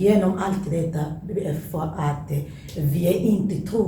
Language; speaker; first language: Swedish; non-native, learner; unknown